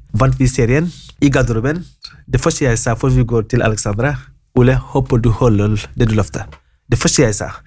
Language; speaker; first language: Norwegian; non-native, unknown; Wolof